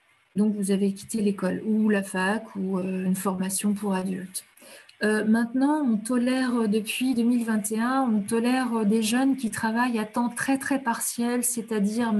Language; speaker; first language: French; native; French